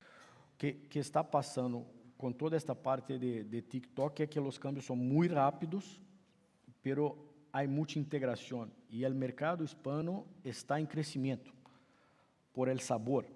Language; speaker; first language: Spanish; non-native, fluent; Portuguese